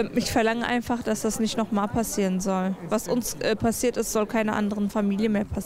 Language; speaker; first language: German; early bilingual, other home language; Turkish